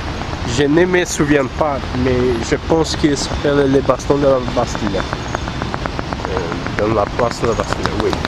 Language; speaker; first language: French; non-native, learner; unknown